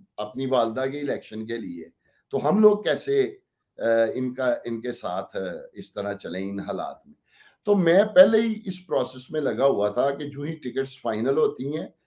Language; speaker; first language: Urdu; non-native, local second language; Punjabi